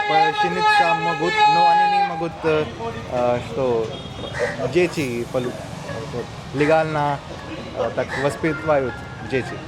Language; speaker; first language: Russian; non-native, learner; Hindi